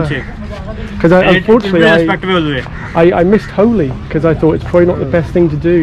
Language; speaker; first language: English; native; English